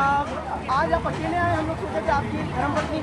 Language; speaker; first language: Hindi; native; Hindi